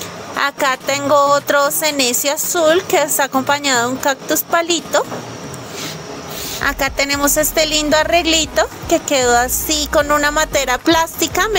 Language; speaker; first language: Spanish; native; Spanish